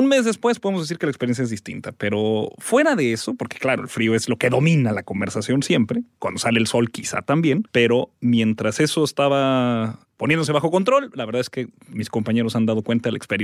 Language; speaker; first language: Spanish; native; Spanish